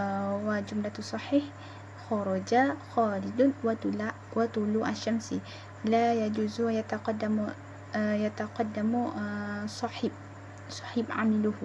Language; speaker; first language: Arabic; non-native, learner; Malay